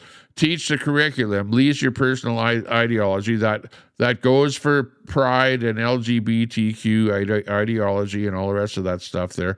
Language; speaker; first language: English; native; English